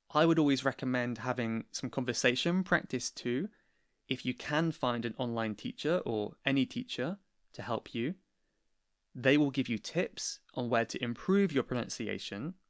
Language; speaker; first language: English; native; English